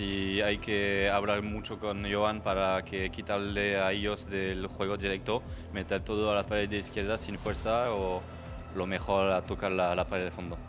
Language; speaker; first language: Spanish; non-native, fluent; French